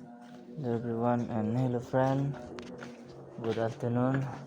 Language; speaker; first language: English; non-native, learner; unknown